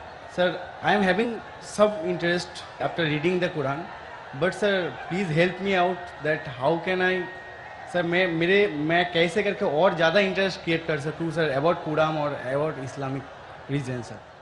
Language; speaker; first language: English; non-native, local second language; Bangla